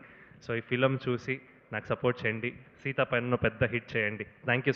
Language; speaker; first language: Telugu; non-native, learner; Kannada